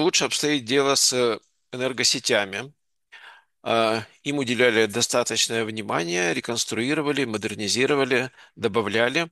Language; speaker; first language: Russian; native; Russian